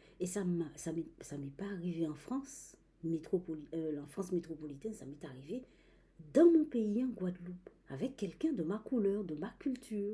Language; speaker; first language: French; native; French